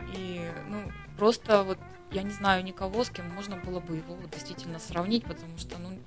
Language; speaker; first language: Russian; native; Russian